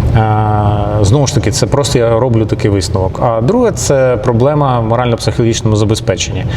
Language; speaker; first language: Ukrainian; non-native, local second language; Russian